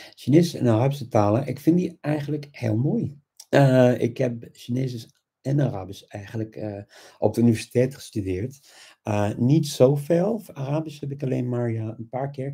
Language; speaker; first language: Dutch; non-native, fluent; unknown